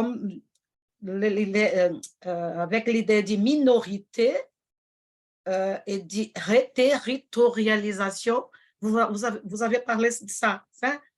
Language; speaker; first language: French; non-native, fluent; Portuguese